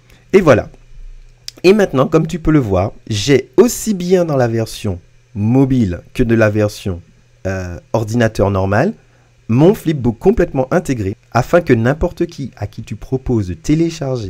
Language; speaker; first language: French; native; French